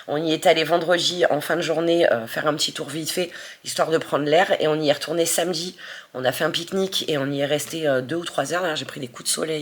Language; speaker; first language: French; native; French